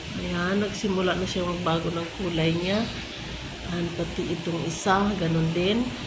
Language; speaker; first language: Filipino; native; Filipino